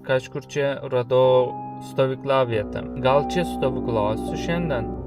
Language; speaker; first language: Lithuanian; non-native, fluent; Turkish